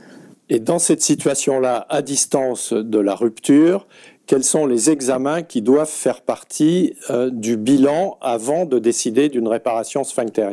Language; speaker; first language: French; native; French